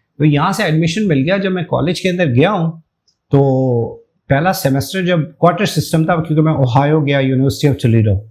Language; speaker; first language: Urdu; native; Urdu